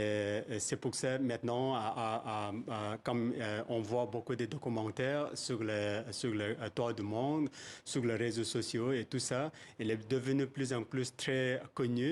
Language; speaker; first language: French; non-native, fluent; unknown